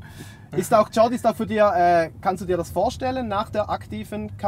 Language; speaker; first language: German; native; German